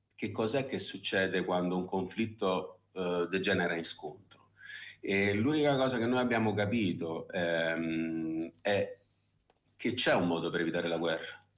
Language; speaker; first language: Italian; native; Italian